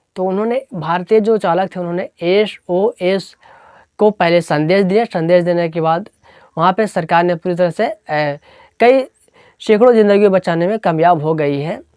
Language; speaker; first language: Hindi; native; Hindi